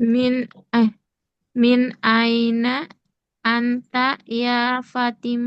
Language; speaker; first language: Arabic; non-native, learner; Indonesian